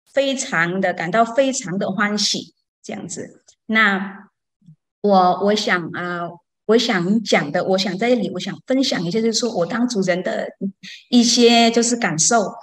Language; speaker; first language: Chinese; non-native, fluent; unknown